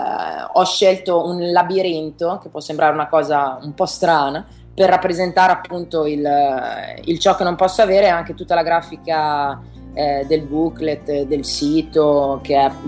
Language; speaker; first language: Italian; native; Italian